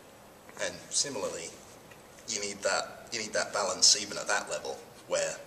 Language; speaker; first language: English; native; English